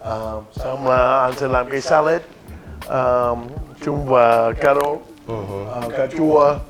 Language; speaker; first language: Vietnamese; early bilingual, heritage; Vietnamese